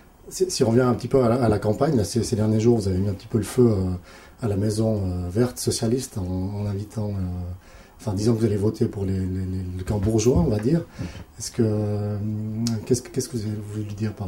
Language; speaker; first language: French; native; French